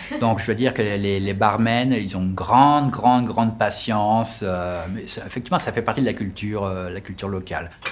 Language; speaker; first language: French; native; French